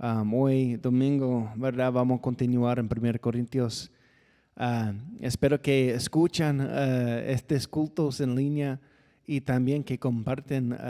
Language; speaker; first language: Spanish; non-native, fluent; English